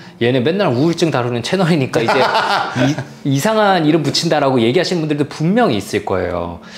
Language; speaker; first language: Korean; native; Korean